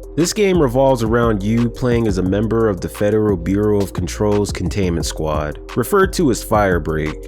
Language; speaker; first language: English; native; English